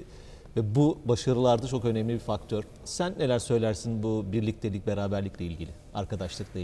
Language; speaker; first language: Turkish; native; Turkish